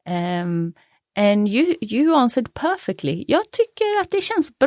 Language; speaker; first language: Swedish; native; Swedish